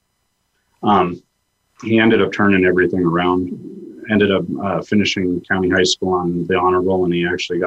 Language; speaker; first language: English; native; English